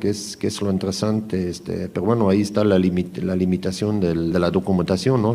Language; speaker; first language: Spanish; native; Spanish